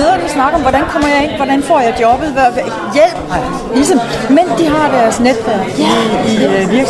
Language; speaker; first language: Danish; native; Danish